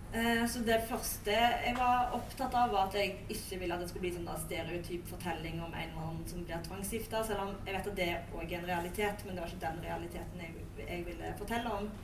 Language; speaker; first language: Norwegian; early bilingual, other home language; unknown